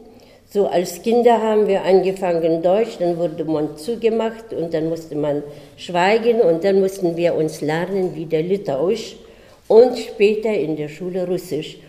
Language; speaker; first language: German; early bilingual, heritage; German